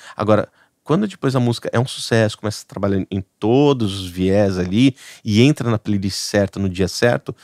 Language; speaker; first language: Portuguese; native; Portuguese